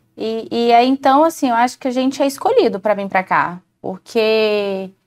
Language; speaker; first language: Portuguese; native; Portuguese